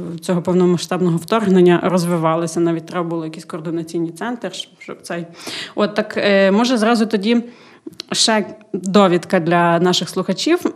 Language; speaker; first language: Ukrainian; native; Ukrainian